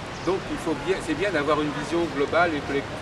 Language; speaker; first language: French; native; French